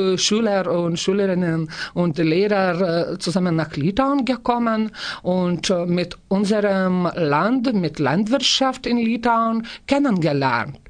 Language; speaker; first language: German; non-native, learner; Lithuanian